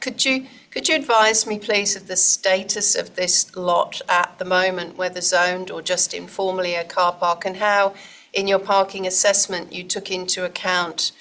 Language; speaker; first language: English; native; English